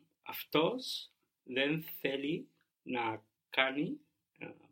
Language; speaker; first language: Greek; non-native, learner; English